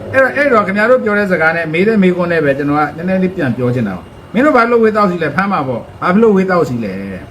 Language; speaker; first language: Burmese; native; Burmese